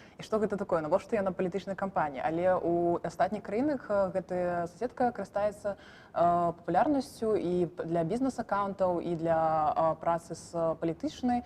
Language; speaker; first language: Belarusian; non-native, local second language; Russian